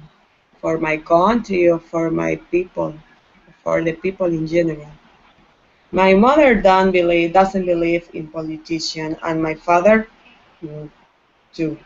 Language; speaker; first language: English; non-native, learner; Spanish